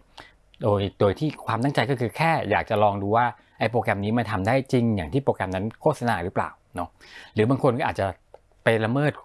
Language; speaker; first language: Thai; native; Thai